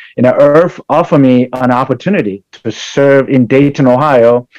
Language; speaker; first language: English; non-native, fluent; Korean